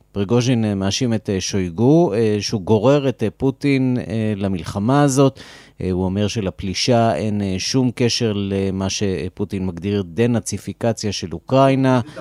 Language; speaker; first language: Hebrew; native; Hebrew